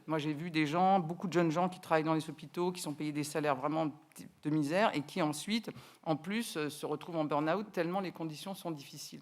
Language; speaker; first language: French; native; French